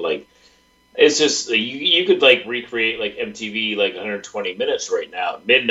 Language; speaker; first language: English; native; English